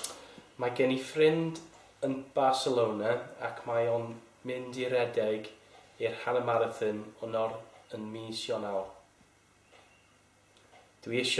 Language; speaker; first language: Welsh; non-native, local second language; English